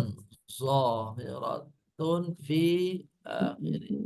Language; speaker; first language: Arabic; non-native, fluent; Indonesian